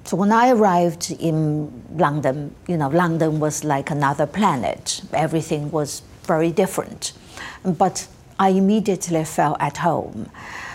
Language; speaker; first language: English; non-native, fluent; Chinese